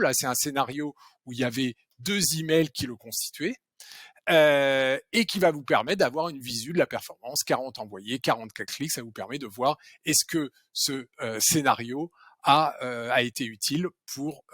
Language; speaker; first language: French; native; French